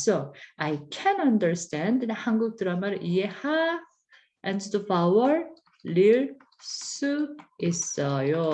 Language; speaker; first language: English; non-native, fluent; Korean